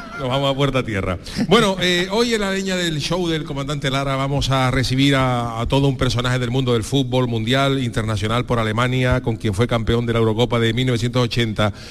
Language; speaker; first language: Spanish; native; Spanish